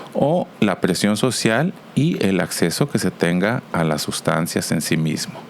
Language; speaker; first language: Spanish; native; Spanish